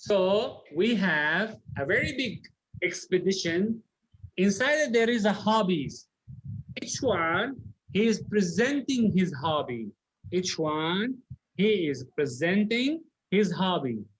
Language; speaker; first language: English; non-native, learner; Arabic